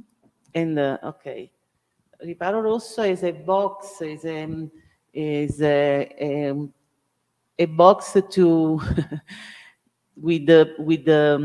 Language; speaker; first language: English; non-native, learner; Italian